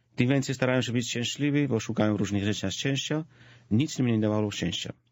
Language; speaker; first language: Polish; non-native, fluent; Georgian